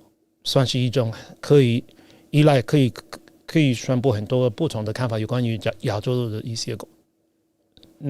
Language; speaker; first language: Chinese; non-native, fluent; English